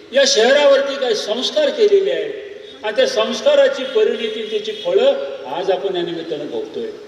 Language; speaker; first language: Marathi; native; Marathi